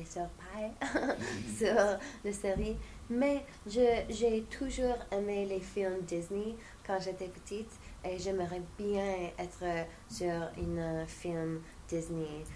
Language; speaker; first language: French; non-native, fluent; English